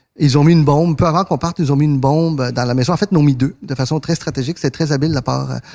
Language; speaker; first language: French; early bilingual, other home language; Spanish